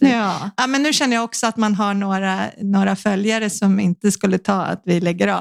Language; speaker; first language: Swedish; native; Swedish